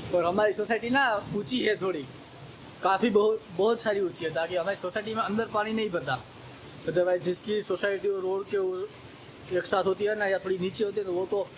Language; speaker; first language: Hindi; non-native, local second language; Gujarati